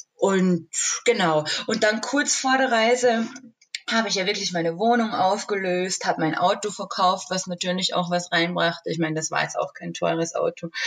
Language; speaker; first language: German; native; German